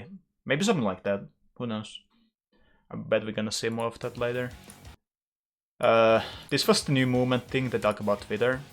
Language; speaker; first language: English; non-native, fluent; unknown